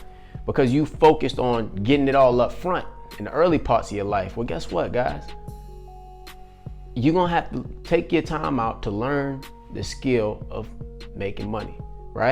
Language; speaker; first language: English; native; English